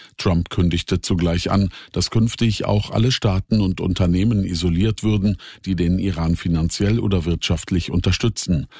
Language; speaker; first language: German; native; German